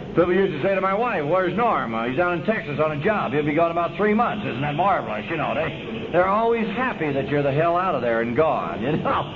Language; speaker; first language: English; native; English